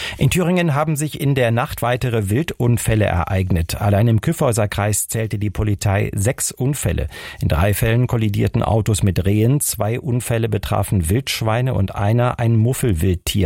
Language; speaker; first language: German; native; German